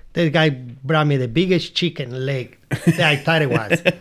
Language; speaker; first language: English; non-native, learner; Spanish